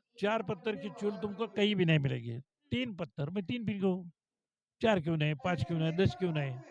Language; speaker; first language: Hindi; non-native, local second language; Marathi